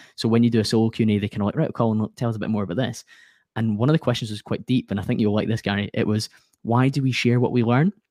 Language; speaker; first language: English; native; English